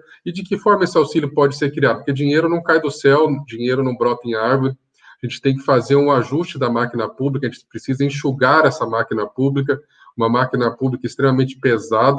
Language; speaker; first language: Portuguese; native; Portuguese